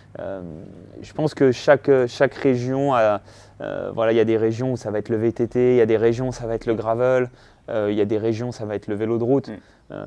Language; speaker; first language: French; native; French